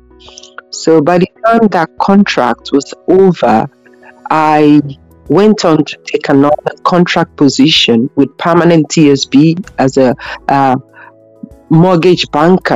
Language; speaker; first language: English; non-native, local second language; Yoruba